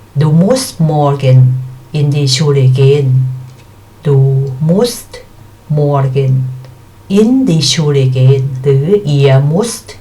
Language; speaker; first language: German; non-native, fluent; Thai